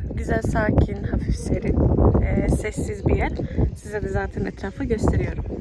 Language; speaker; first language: Turkish; early bilingual, heritage; Turkish